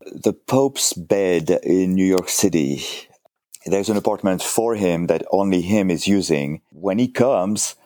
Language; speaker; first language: English; non-native, fluent; French